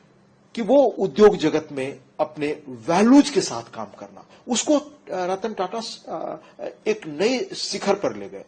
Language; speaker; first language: Hindi; native; Hindi